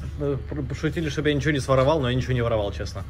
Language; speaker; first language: Russian; native; Russian